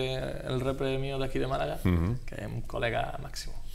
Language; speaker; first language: Spanish; native; Spanish